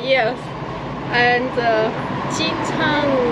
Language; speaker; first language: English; non-native, learner; Arabic